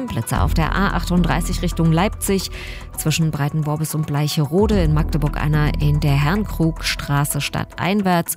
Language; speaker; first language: German; native; German